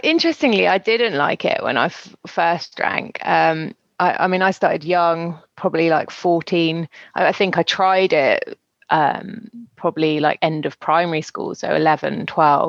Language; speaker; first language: English; native; English